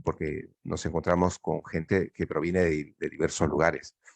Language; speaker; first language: Spanish; native; Spanish